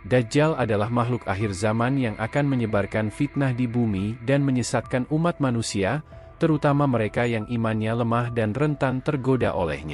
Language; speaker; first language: Indonesian; native; Indonesian